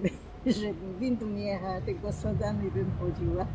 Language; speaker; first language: Polish; non-native, local second language; German